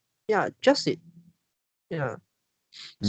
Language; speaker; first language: English; non-native, fluent; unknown